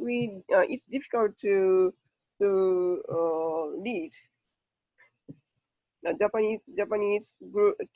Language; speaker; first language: English; non-native, learner; Japanese